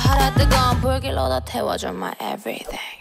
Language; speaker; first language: Korean; native; Korean